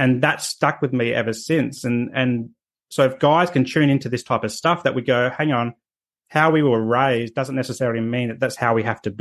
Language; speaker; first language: English; native; English